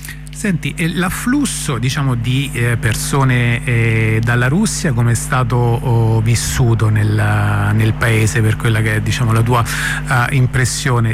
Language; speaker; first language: Italian; native; Italian